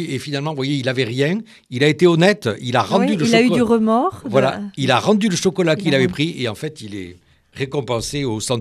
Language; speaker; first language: French; native; French